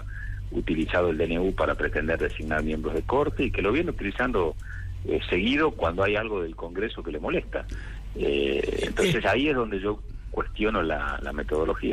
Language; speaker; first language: Spanish; native; Spanish